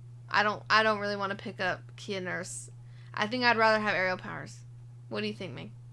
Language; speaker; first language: English; native; English